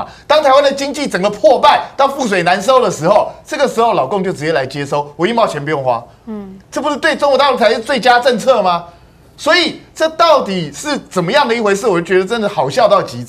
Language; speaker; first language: Chinese; native; Chinese